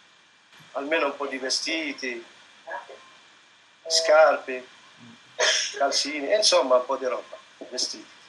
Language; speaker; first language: Italian; non-native, fluent; Arabic